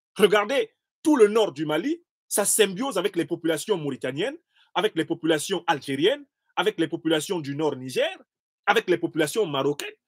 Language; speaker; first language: French; non-native, local second language; Basaa